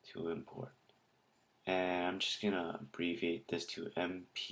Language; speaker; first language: English; native; English